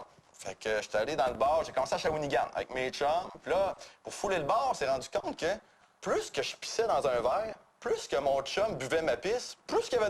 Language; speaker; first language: French; native; French